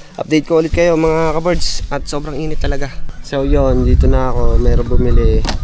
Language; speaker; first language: Filipino; native; Filipino